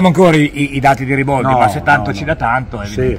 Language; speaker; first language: Italian; native; Italian